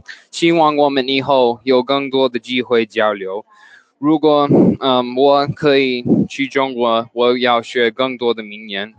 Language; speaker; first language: Chinese; non-native, learner; English